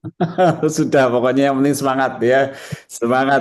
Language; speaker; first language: Indonesian; native; Indonesian